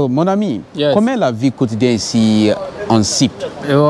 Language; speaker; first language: French; non-native, fluent; English